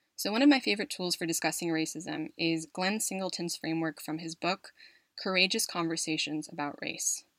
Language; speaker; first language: English; native; English